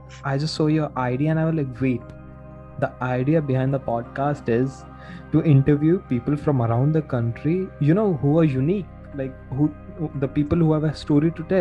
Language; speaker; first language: English; non-native, local second language; Hindi